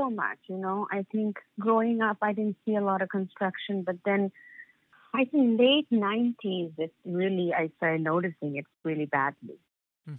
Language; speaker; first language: English; non-native, local second language; Bangla